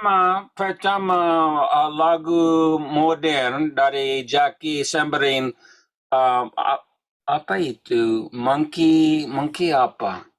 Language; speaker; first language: Indonesian; non-native, learner; English